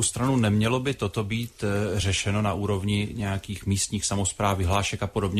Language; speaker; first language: Czech; native; Czech